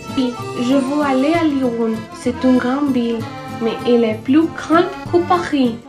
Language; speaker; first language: French; non-native, learner; Spanish